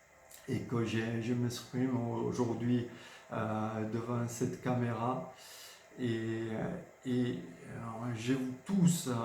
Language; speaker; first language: French; non-native, fluent; Georgian